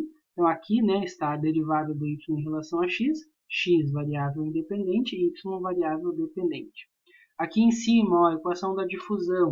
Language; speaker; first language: Portuguese; native; Portuguese